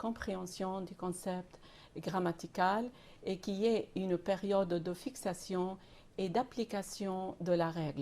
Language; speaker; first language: French; non-native, fluent; Arabic